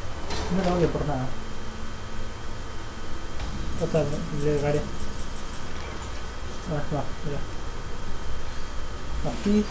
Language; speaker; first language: Spanish; native; Spanish